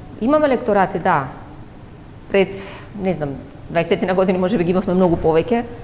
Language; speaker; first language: Macedonian; native; Macedonian